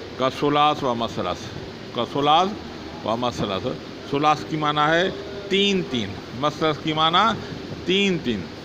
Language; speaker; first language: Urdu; non-native, local second language; Sindhi